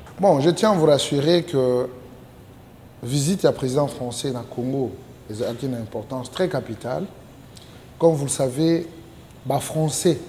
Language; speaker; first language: French; non-native, local second language; Lingala